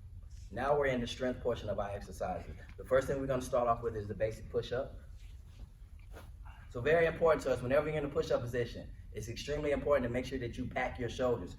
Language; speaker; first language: English; native; English